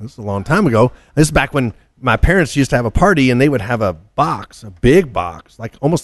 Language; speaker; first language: English; native; English